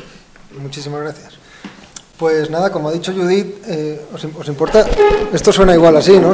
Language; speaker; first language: Spanish; native; Spanish